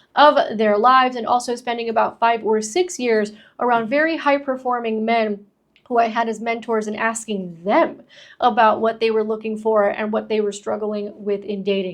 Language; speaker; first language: English; native; English